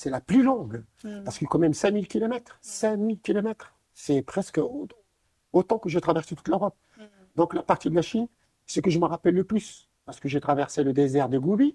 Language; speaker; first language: French; non-native, local second language; Arabic